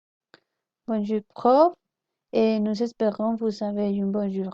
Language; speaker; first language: French; non-native, learner; Spanish